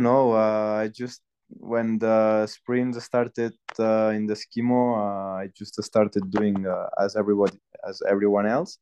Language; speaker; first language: English; non-native, fluent; Spanish